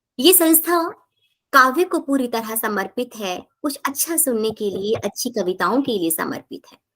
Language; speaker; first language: Hindi; native; Hindi